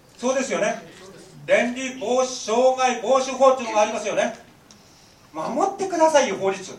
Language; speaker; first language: Japanese; native; Japanese